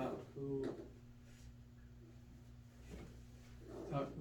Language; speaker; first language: Arabic; non-native, learner; English